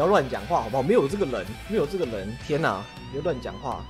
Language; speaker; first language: Chinese; native; Chinese